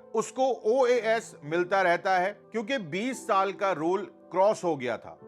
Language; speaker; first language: Urdu; native; Urdu